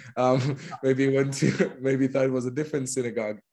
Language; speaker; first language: English; non-native, fluent; Hebrew